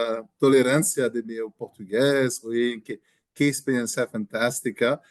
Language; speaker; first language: Portuguese; non-native, learner; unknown